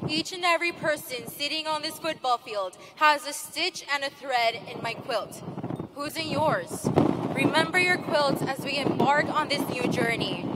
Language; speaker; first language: English; early bilingual, other home language; Spanish